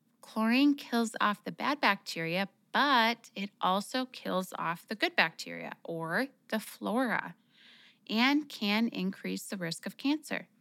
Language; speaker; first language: English; native; English